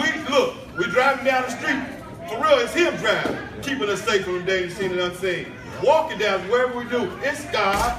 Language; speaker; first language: English; native; English